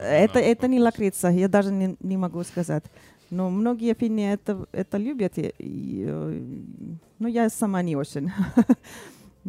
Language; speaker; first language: Russian; non-native, fluent; Finnish